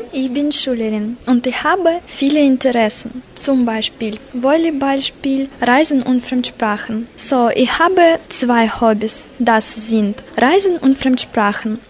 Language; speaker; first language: German; non-native, learner; Russian